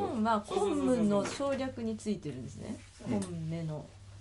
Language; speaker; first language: Japanese; native; Japanese